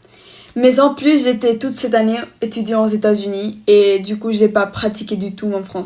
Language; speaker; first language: French; early bilingual, heritage; French